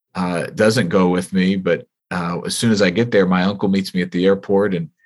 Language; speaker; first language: English; native; English